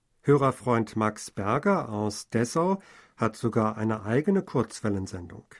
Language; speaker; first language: German; native; German